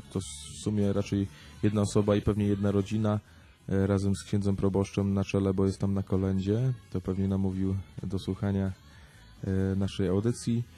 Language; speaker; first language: Polish; native; Polish